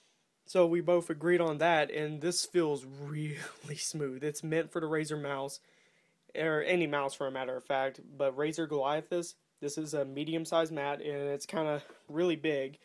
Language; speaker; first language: English; native; English